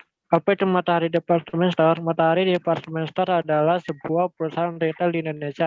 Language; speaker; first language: Indonesian; native; Indonesian